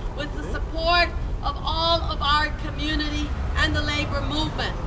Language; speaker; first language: English; early bilingual, other home language; Spanish